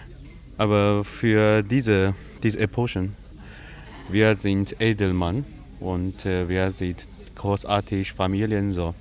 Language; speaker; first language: German; non-native, learner; Chinese